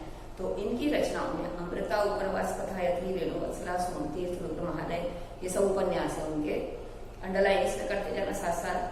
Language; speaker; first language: Hindi; non-native, local second language; Gujarati